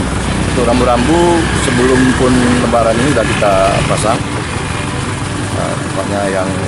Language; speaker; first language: Indonesian; native; Indonesian